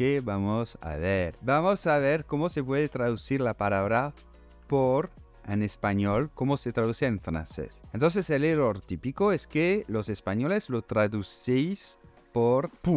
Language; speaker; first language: Spanish; non-native, fluent; French